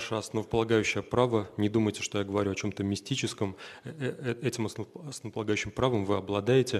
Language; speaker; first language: Russian; native; Russian